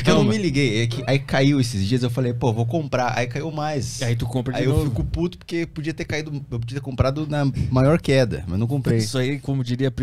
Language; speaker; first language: Portuguese; native; Portuguese